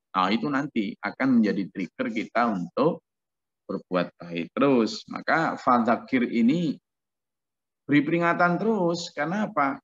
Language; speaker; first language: Indonesian; non-native, local second language; Javanese